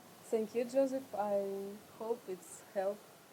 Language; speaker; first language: English; non-native, learner; Russian